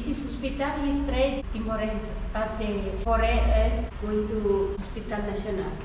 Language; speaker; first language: English; non-native, learner; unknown